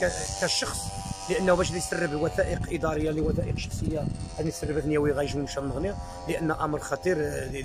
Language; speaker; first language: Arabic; non-native, local second language; Riffian